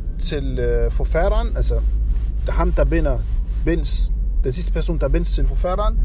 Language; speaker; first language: Danish; non-native, fluent; Arabic